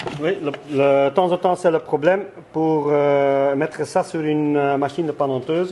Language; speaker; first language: French; non-native, local second language; Dutch